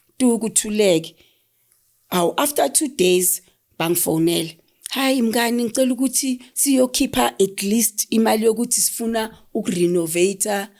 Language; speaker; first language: Zulu; native; Zulu